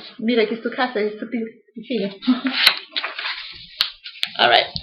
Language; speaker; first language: Spanish; non-native, learner; English